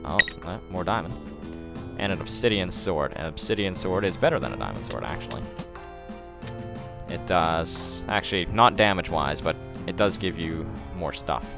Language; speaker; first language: English; native; English